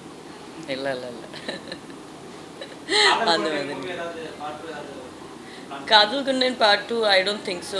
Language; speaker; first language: Tamil; non-native, fluent; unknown